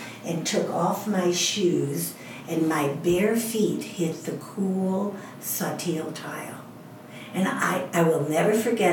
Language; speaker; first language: English; native; English